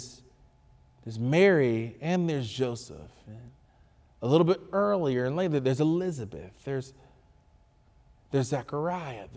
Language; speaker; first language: English; native; English